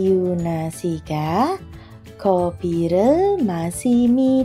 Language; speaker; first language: Korean; non-native, fluent; Indonesian